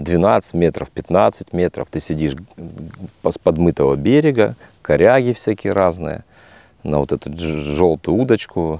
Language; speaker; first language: Russian; native; Russian